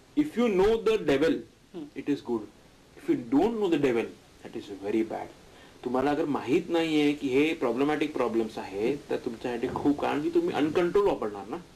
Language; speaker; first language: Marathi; non-native, local second language; Hindi